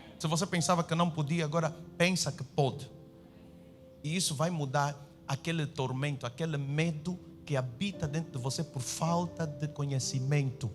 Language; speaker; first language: Portuguese; native; Portuguese